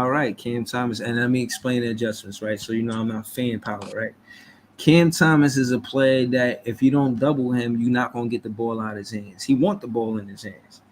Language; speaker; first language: English; native; English